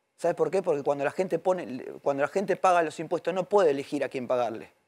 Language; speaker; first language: Spanish; native; Spanish